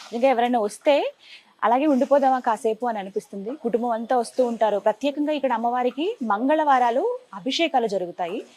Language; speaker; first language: Telugu; native; Telugu